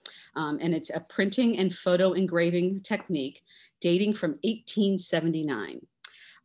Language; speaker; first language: English; native; English